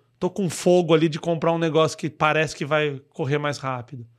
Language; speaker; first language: Portuguese; native; Portuguese